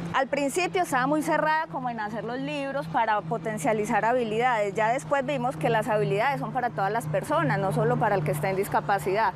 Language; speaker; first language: Spanish; native; Spanish